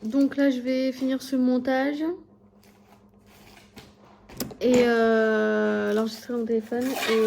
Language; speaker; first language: French; native; French